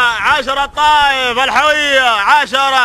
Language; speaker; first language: Arabic; native; Arabic